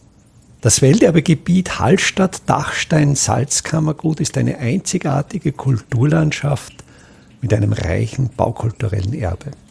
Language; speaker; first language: German; native; German